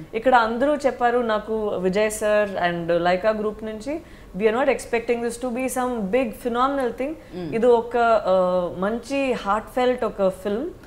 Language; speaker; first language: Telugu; non-native, fluent; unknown